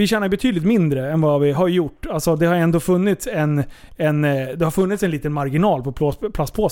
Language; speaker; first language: Swedish; native; Swedish